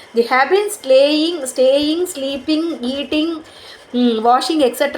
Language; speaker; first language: English; non-native, local second language; Tamil